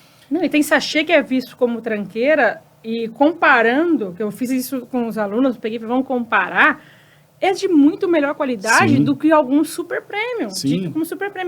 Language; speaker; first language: Portuguese; native; Portuguese